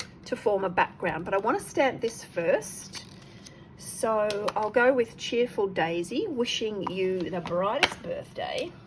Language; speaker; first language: English; native; English